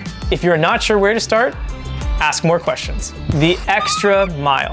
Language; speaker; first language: English; native; English